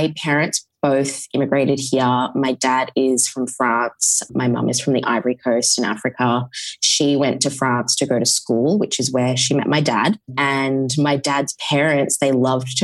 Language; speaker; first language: English; native; English